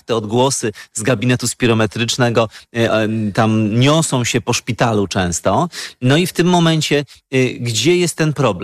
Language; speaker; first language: Polish; native; Polish